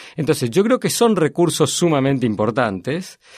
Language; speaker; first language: Spanish; native; Spanish